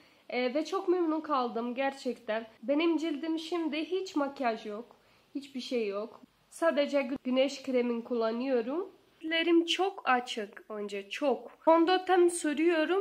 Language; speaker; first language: Turkish; non-native, learner; Portuguese